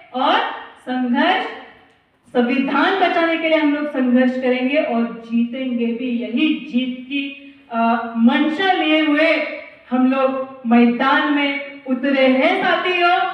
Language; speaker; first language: Hindi; non-native, local second language; Marathi